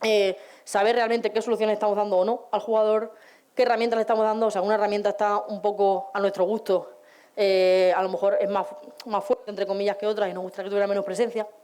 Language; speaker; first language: Spanish; native; Spanish